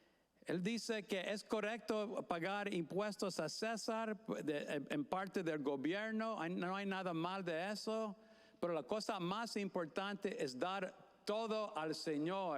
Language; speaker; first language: Spanish; non-native, fluent; English